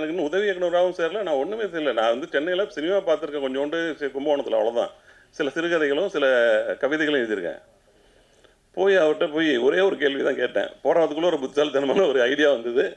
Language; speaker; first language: Tamil; native; Tamil